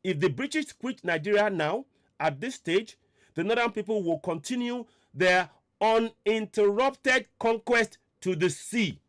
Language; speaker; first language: English; non-native, local second language; Yoruba